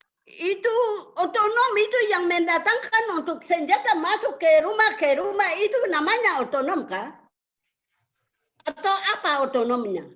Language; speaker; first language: Indonesian; non-native, local second language; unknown